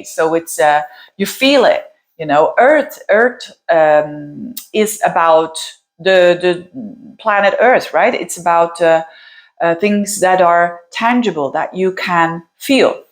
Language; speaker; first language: English; non-native, fluent; Dutch